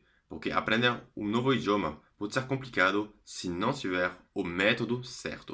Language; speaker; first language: Portuguese; non-native, fluent; French